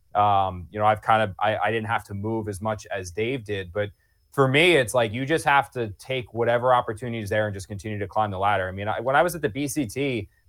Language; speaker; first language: English; native; English